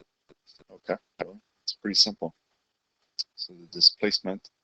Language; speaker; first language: English; native; English